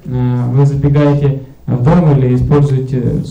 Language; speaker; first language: Russian; native; Russian